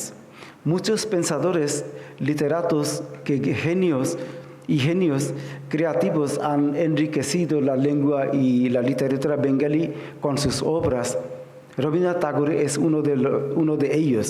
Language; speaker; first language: Spanish; non-native, fluent; Bangla